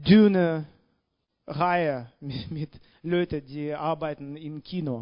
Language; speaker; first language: German; non-native, learner; Russian